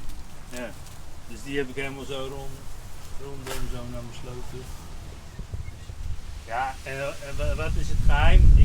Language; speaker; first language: Dutch; native; Dutch